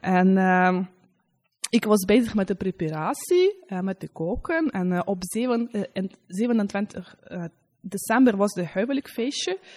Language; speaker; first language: Dutch; non-native, learner; Russian